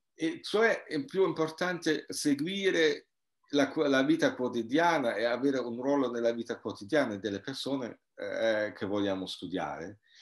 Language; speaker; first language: Italian; non-native, fluent; German